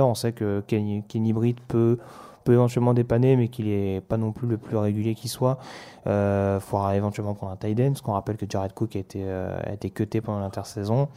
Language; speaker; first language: French; native; French